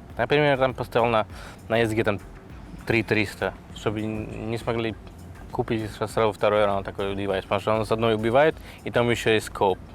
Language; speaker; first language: Russian; non-native, fluent; Slovak